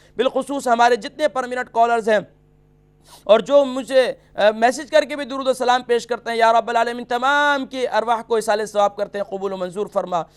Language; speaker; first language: Urdu; native; Urdu